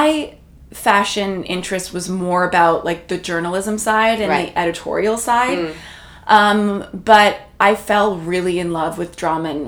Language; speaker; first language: English; native; English